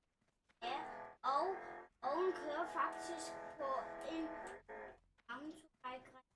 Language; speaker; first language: Danish; early bilingual, other home language; Vietnamese